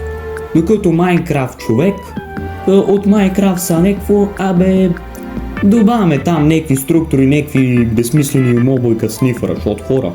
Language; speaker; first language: Bulgarian; native; Bulgarian